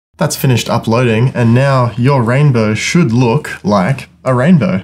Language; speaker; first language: English; native; English